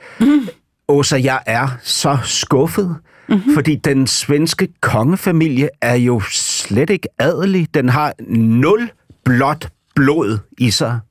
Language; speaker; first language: Danish; native; Danish